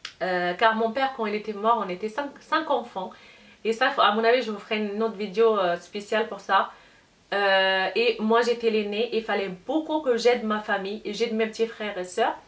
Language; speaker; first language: French; non-native, local second language; Arabic